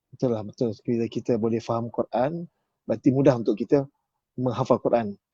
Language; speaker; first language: Malay; native; Malay